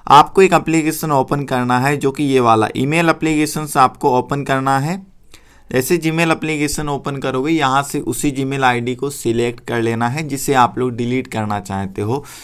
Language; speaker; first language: Hindi; native; Hindi